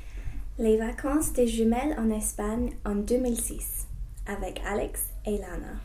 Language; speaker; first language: French; non-native, learner; English